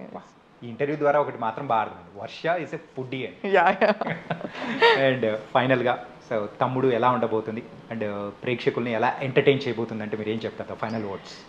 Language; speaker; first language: Telugu; native; Telugu